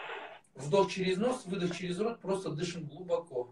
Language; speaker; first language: Russian; native; Russian